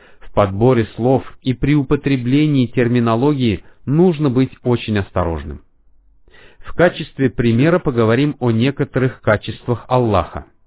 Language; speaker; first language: Russian; non-native, fluent; Arabic